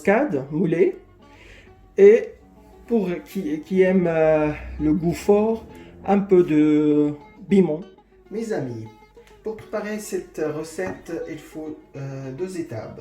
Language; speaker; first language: French; non-native, fluent; Arabic